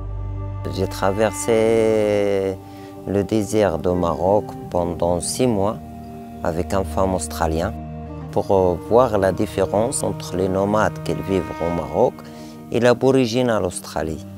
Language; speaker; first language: French; non-native, learner; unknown